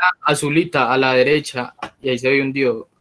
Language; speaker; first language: Spanish; native; Spanish